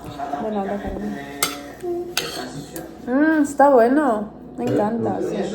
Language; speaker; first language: Spanish; non-native, learner; Filipino